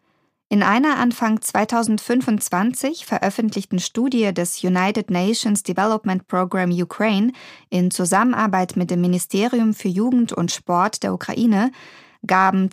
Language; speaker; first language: German; native; German